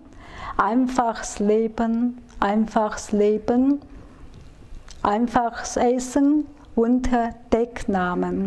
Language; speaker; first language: German; non-native, fluent; Chinese